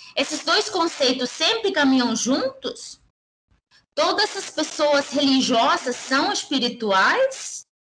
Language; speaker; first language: Portuguese; early bilingual, heritage; Spanish